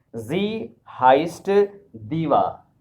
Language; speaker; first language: German; non-native, learner; Urdu